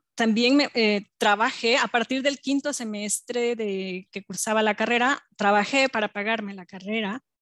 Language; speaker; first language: Spanish; native; Spanish